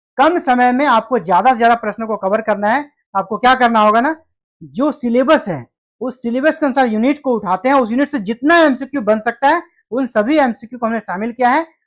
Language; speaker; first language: Hindi; native; Hindi